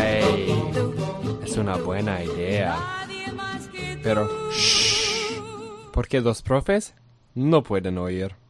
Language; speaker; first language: Spanish; non-native, learner; English